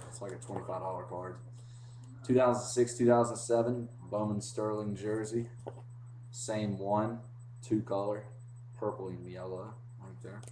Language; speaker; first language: English; native; English